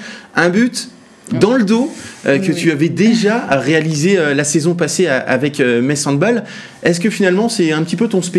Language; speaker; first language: French; native; French